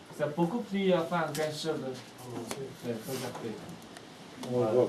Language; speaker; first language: French; non-native, fluent; Chinese